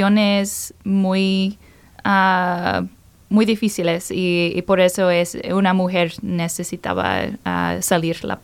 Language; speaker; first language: Spanish; non-native, learner; English